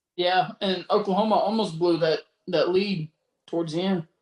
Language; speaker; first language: English; native; English